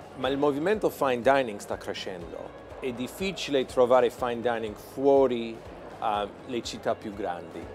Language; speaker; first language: Italian; non-native, fluent; English